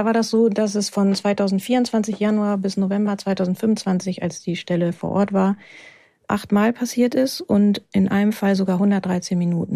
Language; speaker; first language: German; native; German